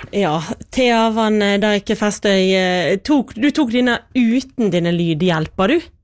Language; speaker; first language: Norwegian; native; Norwegian